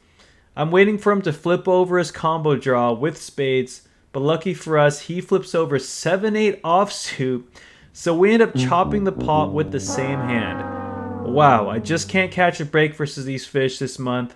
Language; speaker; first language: English; native; English